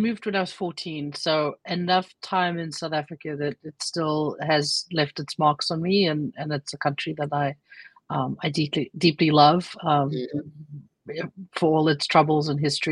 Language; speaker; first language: English; native; English